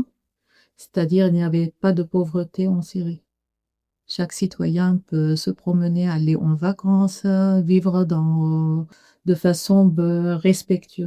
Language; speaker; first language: French; non-native, learner; Arabic